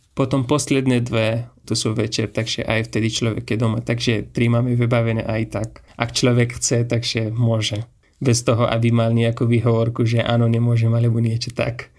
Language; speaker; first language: Slovak; non-native, fluent; Persian